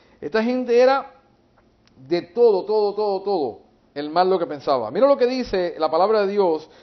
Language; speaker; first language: Spanish; early bilingual, heritage; English